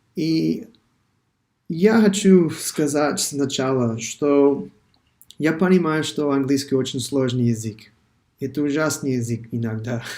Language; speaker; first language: Russian; non-native, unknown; English